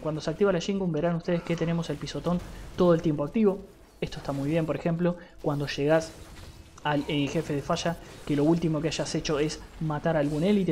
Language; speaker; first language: Spanish; native; Spanish